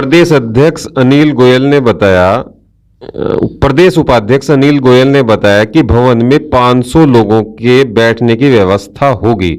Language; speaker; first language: Hindi; native; Hindi